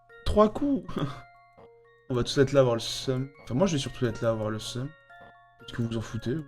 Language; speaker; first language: French; native; French